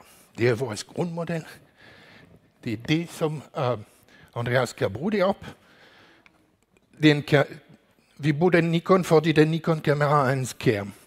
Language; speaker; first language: Danish; non-native, learner; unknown